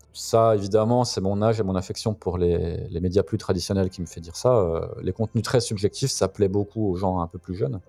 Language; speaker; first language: French; native; French